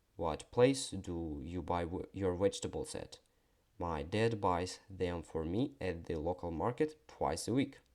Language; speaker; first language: English; non-native, fluent; Ukrainian